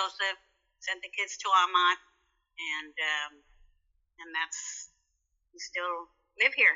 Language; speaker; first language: English; native; English